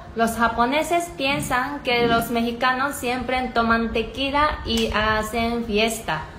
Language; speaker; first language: Spanish; non-native, learner; Japanese